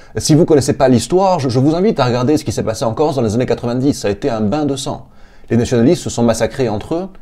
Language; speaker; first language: French; native; French